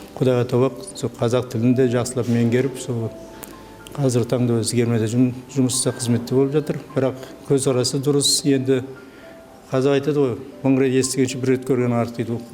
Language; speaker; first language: Kazakh; early bilingual, heritage; Kazakh